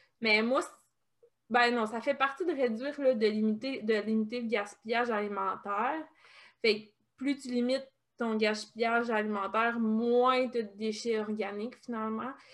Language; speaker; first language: French; native; French